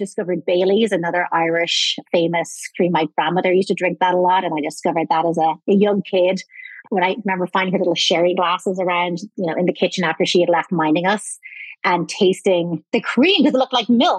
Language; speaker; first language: English; native; English